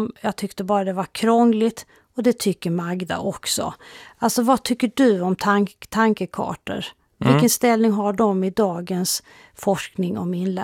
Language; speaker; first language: Swedish; native; Swedish